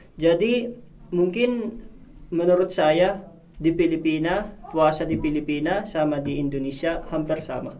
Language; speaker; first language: Indonesian; non-native, learner; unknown